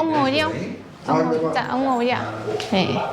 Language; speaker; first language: Korean; non-native, learner; Vietnamese